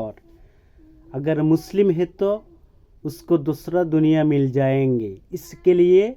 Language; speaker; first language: Hindi; non-native, learner; Bangla